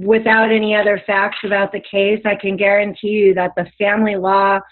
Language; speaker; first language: English; native; English